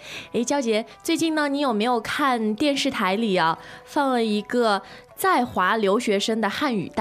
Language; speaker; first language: Chinese; native; Chinese